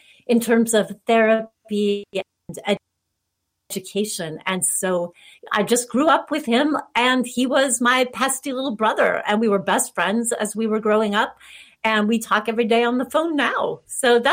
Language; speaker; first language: English; native; English